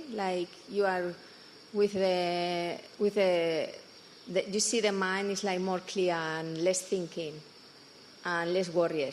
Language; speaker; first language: English; non-native, fluent; Spanish